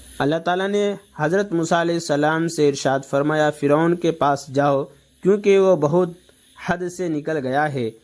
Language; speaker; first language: Urdu; native; Urdu